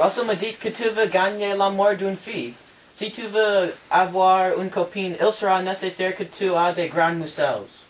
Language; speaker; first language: French; non-native, learner; English